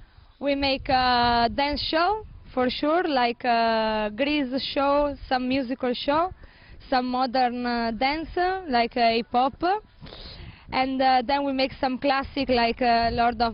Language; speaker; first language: English; non-native, learner; Italian